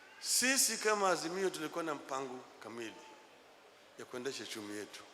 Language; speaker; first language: Swahili; non-native, local second language; Luo (Kenya and Tanzania)